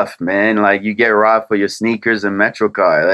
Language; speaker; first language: English; early bilingual, other home language; French